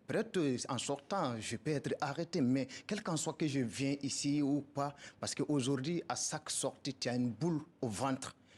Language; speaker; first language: French; non-native, local second language; Soninke